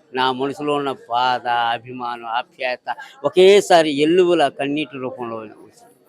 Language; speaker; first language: Telugu; native; Telugu